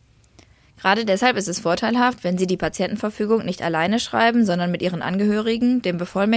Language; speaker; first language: German; native; German